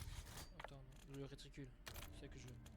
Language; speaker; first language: French; native; French